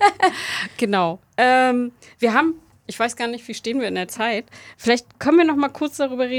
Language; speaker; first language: German; native; German